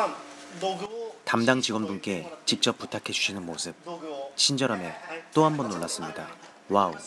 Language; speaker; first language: Korean; native; Korean